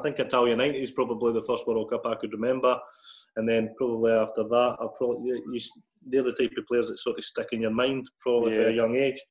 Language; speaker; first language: English; native; English